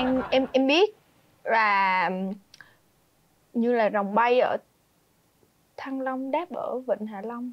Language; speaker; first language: Vietnamese; native; Vietnamese